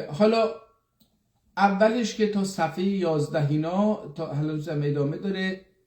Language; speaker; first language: Persian; non-native, local second language; Azerbaijani